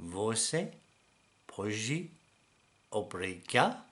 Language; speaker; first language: Portuguese; non-native, learner; English